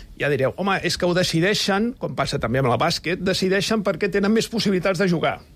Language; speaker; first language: Catalan; native; Catalan